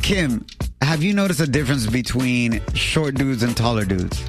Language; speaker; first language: English; early bilingual, other home language; Spanish